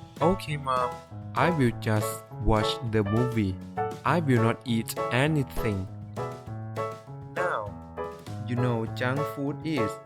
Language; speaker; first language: English; non-native, fluent; Thai